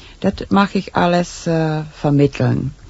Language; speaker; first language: German; non-native, learner; Czech